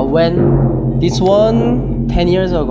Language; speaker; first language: English; non-native, learner; Korean